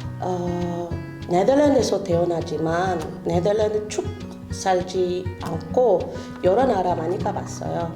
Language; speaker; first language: Korean; non-native, learner; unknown